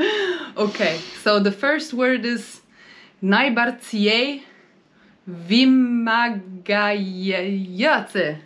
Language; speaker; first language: Polish; non-native, learner; English